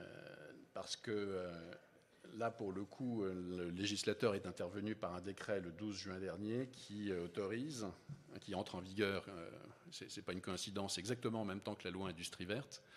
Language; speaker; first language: French; native; French